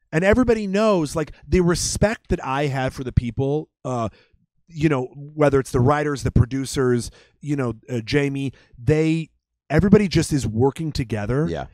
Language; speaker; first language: English; native; English